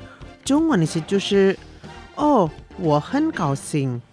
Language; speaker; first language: Chinese; early bilingual, heritage; Chinese